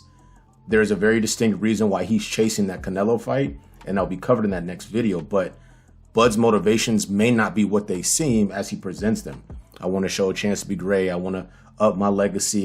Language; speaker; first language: English; native; English